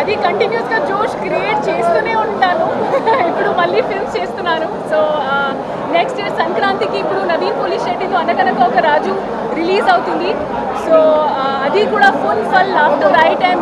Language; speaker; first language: Telugu; non-native, fluent; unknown